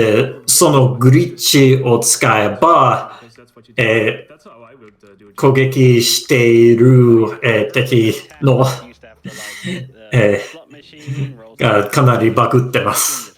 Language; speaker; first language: Japanese; non-native, fluent; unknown